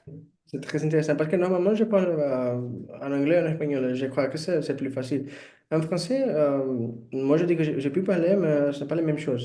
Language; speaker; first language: French; non-native, learner; Portuguese